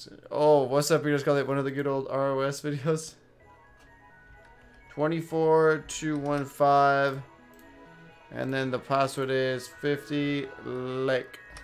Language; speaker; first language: English; early bilingual, other home language; Spanish